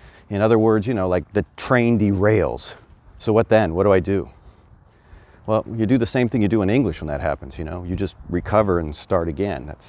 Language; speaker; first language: English; native; English